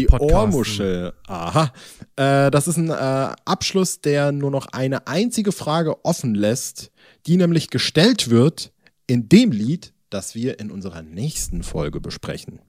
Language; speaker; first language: German; native; German